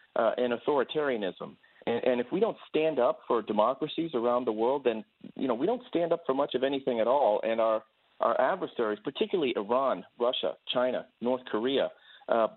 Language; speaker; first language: English; native; English